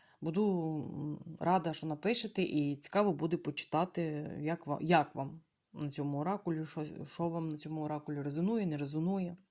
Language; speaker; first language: Ukrainian; non-native, local second language; Russian